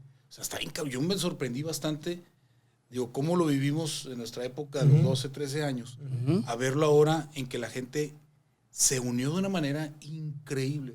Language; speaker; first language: Spanish; native; Spanish